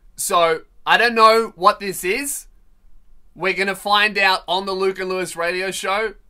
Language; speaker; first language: English; native; English